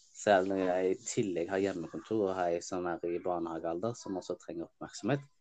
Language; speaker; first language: Norwegian; early bilingual, other home language; Somali